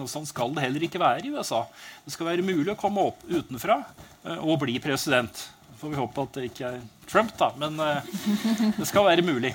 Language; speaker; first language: Norwegian; native; Norwegian